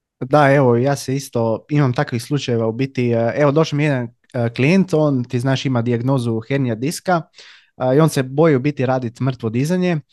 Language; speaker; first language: Croatian; native; Croatian